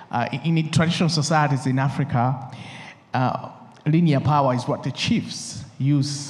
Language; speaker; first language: English; non-native, local second language; Nyanja